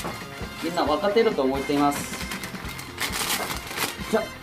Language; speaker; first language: Japanese; non-native, learner; Korean